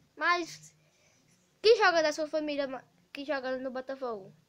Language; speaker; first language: Portuguese; native; Portuguese